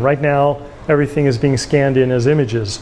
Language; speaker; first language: English; native; English